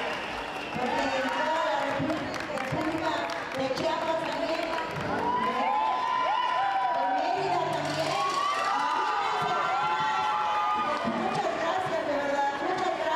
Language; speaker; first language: Spanish; native; Spanish